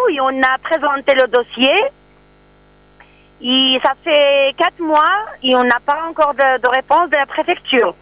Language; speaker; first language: French; non-native, learner; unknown